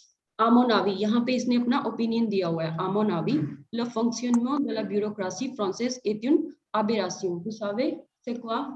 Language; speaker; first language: French; non-native, fluent; Hindi